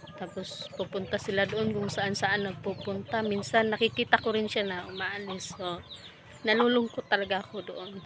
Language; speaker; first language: Filipino; non-native, local second language; Cebuano